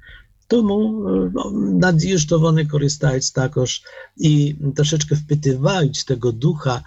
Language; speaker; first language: Polish; non-native, learner; Ukrainian